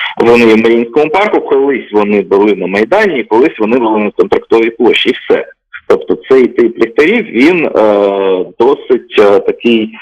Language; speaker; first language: Ukrainian; native; Ukrainian